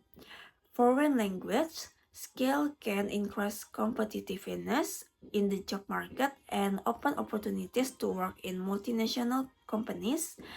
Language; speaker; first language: English; non-native, learner; Indonesian